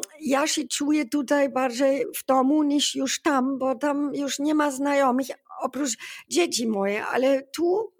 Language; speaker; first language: Polish; non-native, learner; German